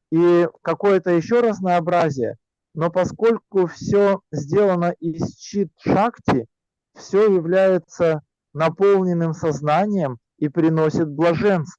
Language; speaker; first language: Russian; native; Russian